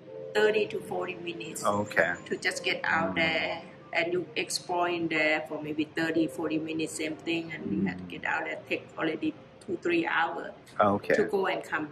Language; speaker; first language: English; non-native, learner; Lao